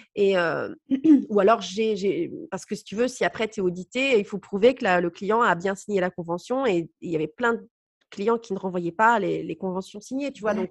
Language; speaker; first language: French; native; French